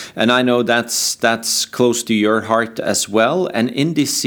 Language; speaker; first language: English; non-native, fluent; Norwegian